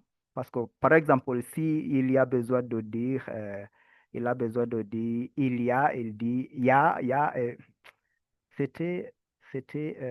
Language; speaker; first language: French; non-native, learner; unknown